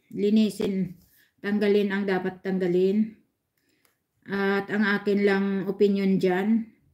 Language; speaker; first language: Filipino; non-native, local second language; Hiligaynon